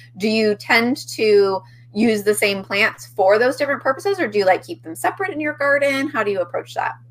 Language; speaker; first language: English; native; English